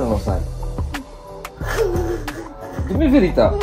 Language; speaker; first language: Italian; native; Italian